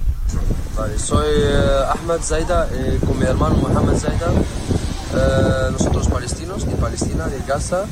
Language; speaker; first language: Spanish; non-native, learner; Arabic